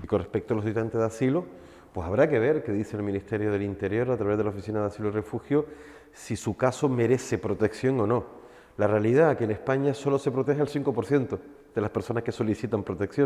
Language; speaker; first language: Spanish; native; Spanish